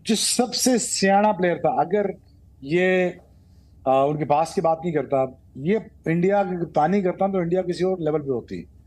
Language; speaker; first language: Urdu; non-native, local second language; Punjabi